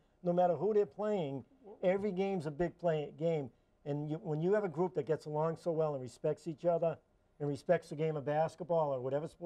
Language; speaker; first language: English; native; English